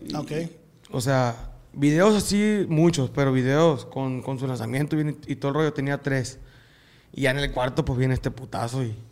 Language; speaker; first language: Spanish; native; Spanish